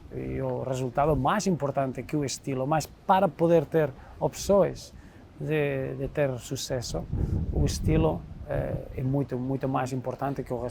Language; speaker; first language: Portuguese; non-native, fluent; Spanish